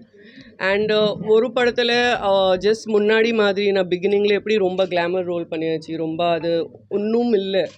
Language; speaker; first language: Tamil; non-native, learner; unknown